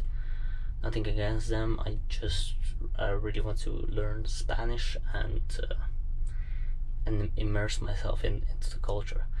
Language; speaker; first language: English; non-native, fluent; French